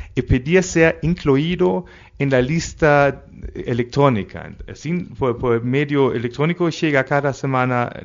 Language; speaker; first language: Spanish; non-native, fluent; German